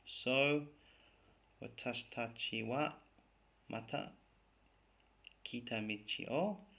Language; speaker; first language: Japanese; non-native, fluent; English